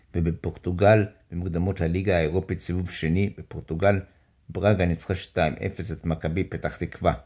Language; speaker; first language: Hebrew; native; Hebrew